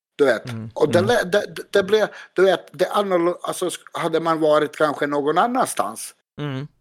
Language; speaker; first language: Swedish; non-native, fluent; Bosnian